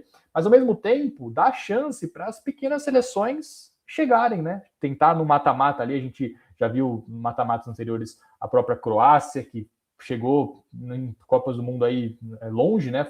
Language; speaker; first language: Portuguese; native; Portuguese